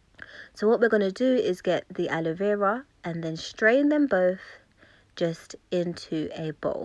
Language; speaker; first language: English; native; English